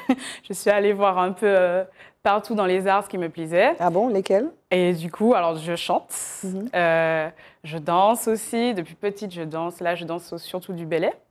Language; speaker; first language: French; native; French